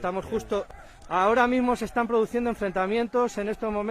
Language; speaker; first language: Spanish; native; Spanish